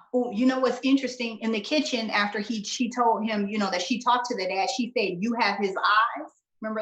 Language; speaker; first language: English; native; English